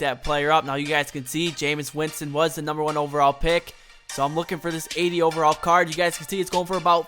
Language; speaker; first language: English; native; English